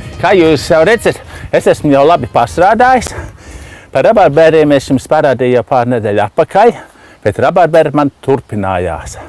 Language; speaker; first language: Latvian; early bilingual, heritage; Latvian